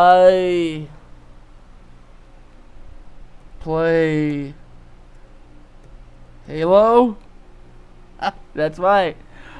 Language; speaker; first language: English; native; English